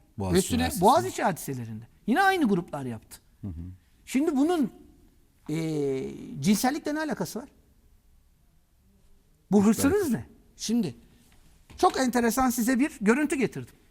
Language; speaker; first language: Turkish; native; Turkish